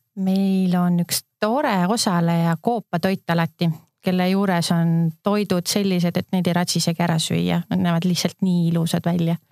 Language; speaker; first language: Estonian; native; Estonian